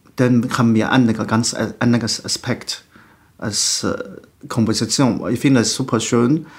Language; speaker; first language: German; non-native, learner; Chinese